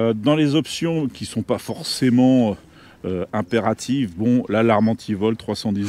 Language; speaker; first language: French; native; French